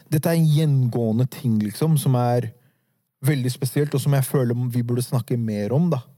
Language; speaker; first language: Norwegian; early bilingual, other home language; Arabic